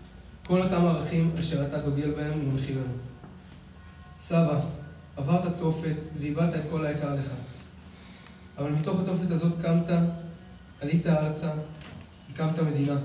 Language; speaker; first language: Hebrew; native; Hebrew